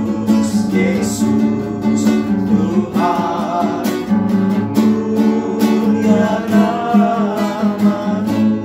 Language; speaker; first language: Indonesian; native; Indonesian